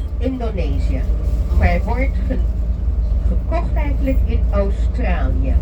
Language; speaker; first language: Dutch; non-native, fluent; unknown